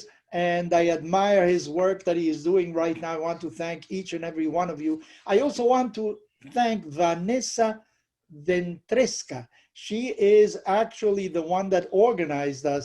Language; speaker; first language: English; non-native, fluent; Spanish